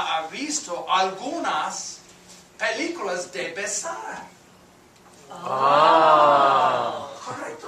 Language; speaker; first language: Spanish; non-native, fluent; English